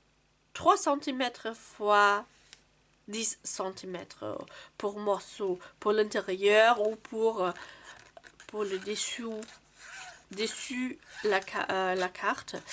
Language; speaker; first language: French; non-native, fluent; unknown